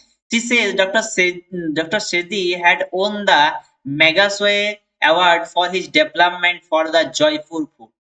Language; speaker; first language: English; non-native, local second language; Bangla